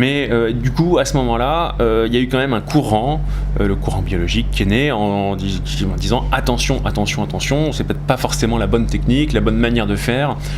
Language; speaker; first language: French; native; French